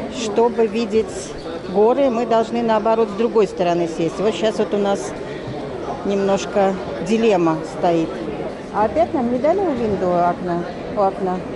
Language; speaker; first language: Russian; native; Russian